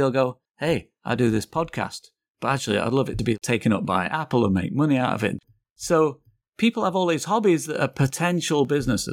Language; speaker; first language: English; native; English